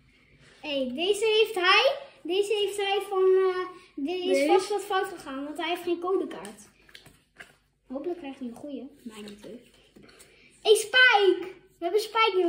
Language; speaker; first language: Dutch; native; Dutch